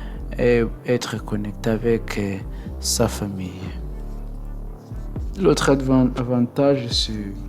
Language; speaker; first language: French; non-native, learner; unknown